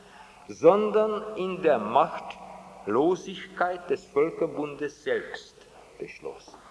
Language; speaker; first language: German; non-native, fluent; Czech